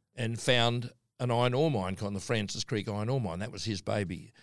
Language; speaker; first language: English; native; English